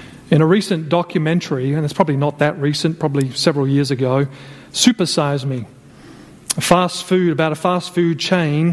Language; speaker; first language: English; native; English